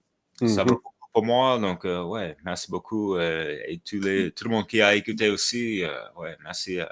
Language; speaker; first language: French; non-native, fluent; English